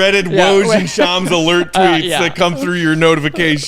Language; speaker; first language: English; native; English